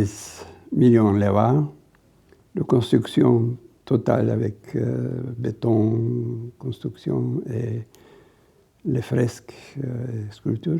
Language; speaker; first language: French; non-native, fluent; Bulgarian